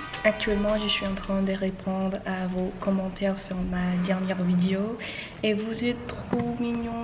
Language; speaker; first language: French; non-native, fluent; English